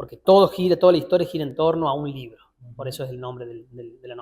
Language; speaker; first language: Spanish; native; Spanish